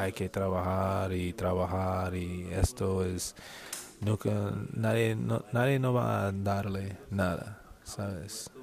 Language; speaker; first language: Spanish; non-native, learner; English